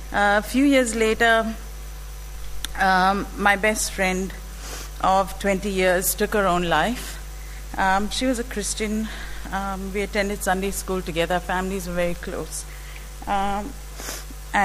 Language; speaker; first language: English; non-native, local second language; Malayalam